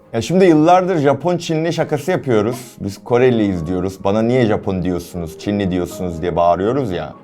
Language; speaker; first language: Turkish; non-native, fluent; Korean